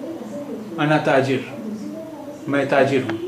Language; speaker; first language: Urdu; native; Urdu